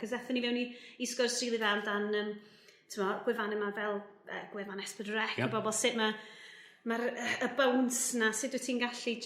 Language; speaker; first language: Welsh; native; Welsh